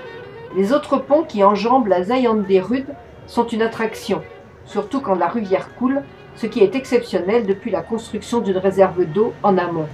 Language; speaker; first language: French; native; French